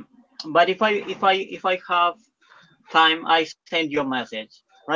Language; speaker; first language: English; non-native, learner; Spanish